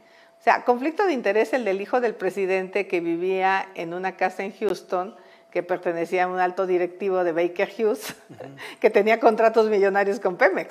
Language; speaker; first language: Spanish; native; Spanish